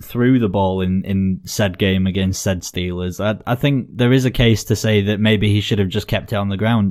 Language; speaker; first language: English; native; English